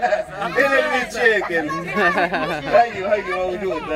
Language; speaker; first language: Arabic; native; Arabic